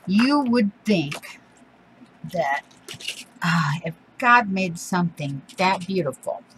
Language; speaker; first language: English; native; English